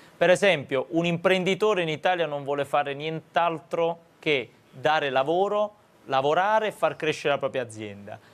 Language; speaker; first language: Italian; native; Italian